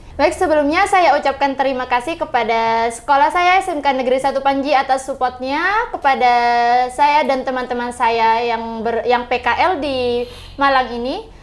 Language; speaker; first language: Indonesian; non-native, local second language; Madurese